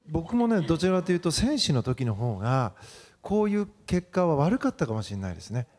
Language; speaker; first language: Japanese; native; Japanese